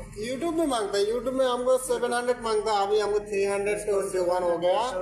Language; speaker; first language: Hindi; non-native, learner; Bangla